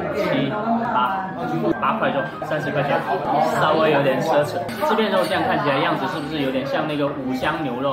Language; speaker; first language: Chinese; non-native, local second language; Min Nan Chinese